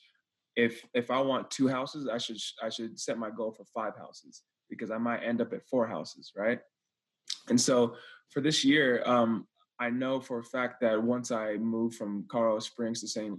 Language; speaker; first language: English; native; English